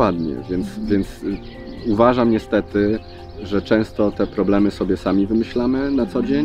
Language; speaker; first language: Polish; native; Polish